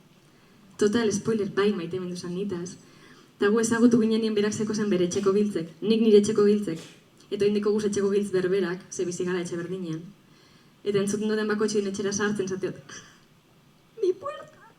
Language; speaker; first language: Basque; native; Basque